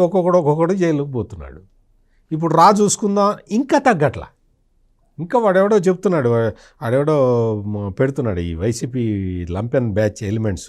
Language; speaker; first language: Telugu; native; Telugu